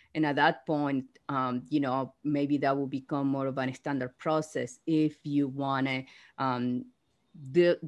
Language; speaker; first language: English; non-native, fluent; Spanish